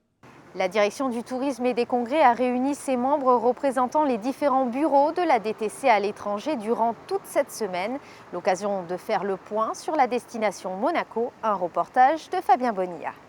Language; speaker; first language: French; native; French